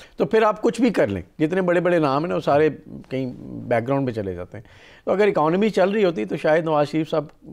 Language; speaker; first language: Urdu; non-native, local second language; Punjabi